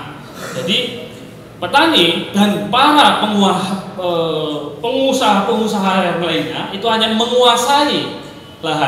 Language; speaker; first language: Indonesian; native; Indonesian